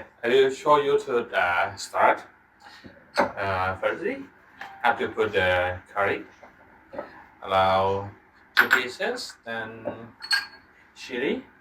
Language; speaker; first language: English; non-native, learner; Thai